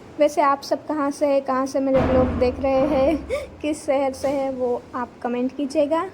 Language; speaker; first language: Hindi; non-native, local second language; Gujarati